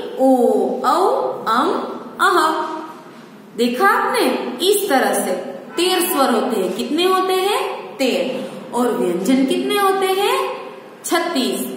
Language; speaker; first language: Gujarati; native; Gujarati